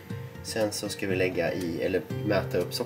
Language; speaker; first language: Swedish; non-native, fluent; Japanese